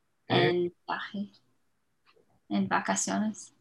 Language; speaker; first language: Spanish; non-native, learner; English